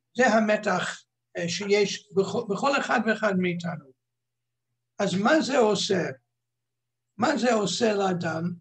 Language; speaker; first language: Hebrew; non-native, fluent; English